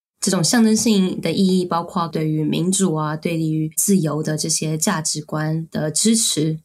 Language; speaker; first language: Chinese; native; Chinese